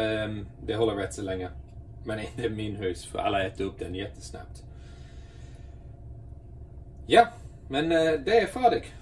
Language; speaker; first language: Swedish; non-native, fluent; English